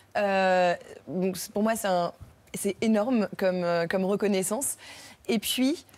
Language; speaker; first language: French; native; French